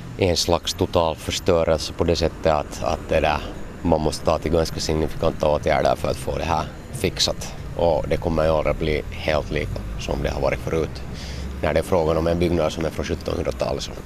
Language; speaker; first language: Swedish; native; Swedish